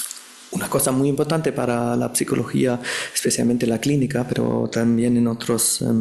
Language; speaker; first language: Spanish; non-native, fluent; German